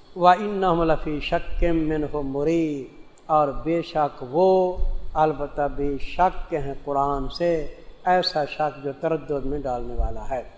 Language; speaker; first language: Urdu; non-native, local second language; Punjabi